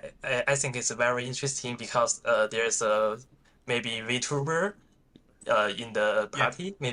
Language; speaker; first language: English; non-native, fluent; Chinese